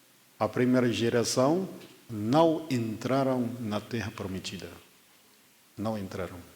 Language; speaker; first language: Portuguese; non-native, fluent; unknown